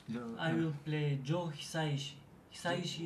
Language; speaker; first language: English; non-native, learner; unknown